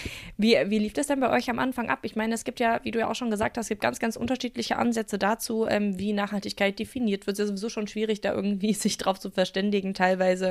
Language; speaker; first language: German; native; German